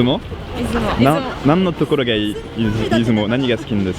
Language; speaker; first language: Japanese; non-native, learner; French